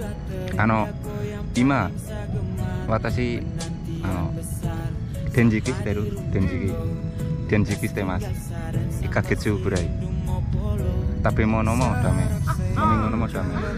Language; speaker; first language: Japanese; non-native, fluent; Indonesian